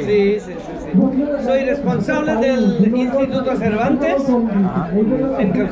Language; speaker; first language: Spanish; non-native, fluent; Bangla